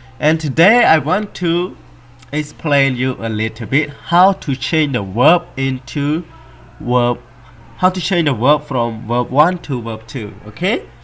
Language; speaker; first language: English; non-native, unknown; Khmer